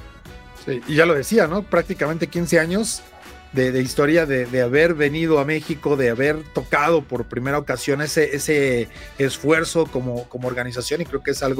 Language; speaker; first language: Spanish; native; Spanish